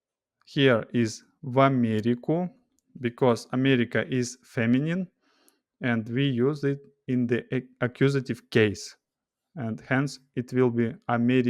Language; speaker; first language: English; non-native, fluent; Russian